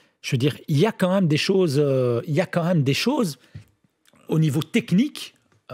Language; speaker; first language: French; native; French